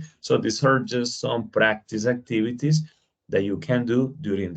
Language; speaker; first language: English; non-native, fluent; Spanish